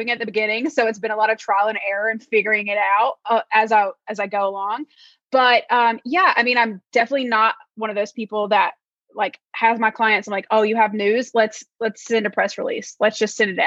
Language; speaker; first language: English; native; English